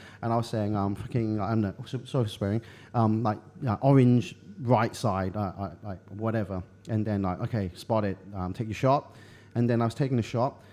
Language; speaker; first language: English; early bilingual, other home language; Cantonese